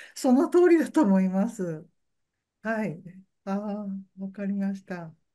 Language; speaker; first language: Japanese; native; Japanese